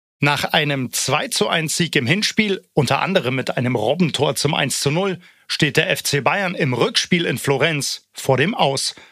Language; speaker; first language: German; native; German